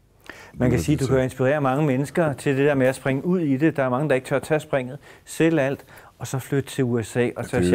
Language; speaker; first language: Danish; native; Danish